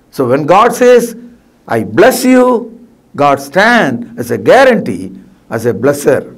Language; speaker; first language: English; non-native, local second language; Tamil